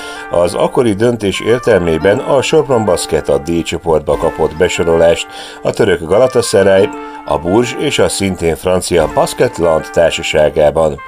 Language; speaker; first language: Hungarian; native; Hungarian